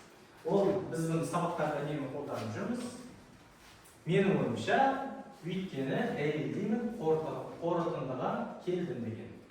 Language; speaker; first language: Kazakh; native; Kazakh